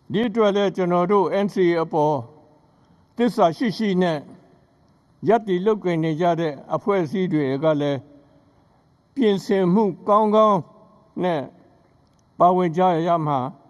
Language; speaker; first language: Burmese; non-native, local second language; S'gaw Karen